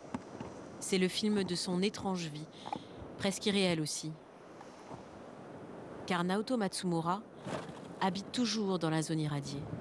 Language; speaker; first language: French; native; French